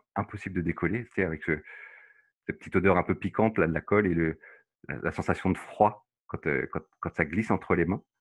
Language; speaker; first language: French; native; French